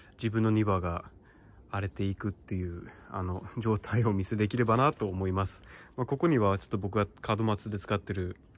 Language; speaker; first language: Japanese; non-native, fluent; Swedish